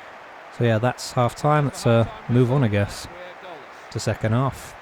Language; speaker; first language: English; native; English